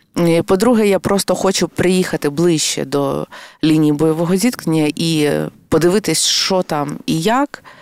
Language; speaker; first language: Ukrainian; native; Ukrainian